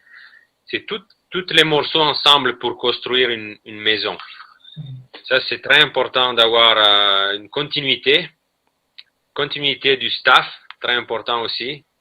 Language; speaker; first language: French; non-native, fluent; Italian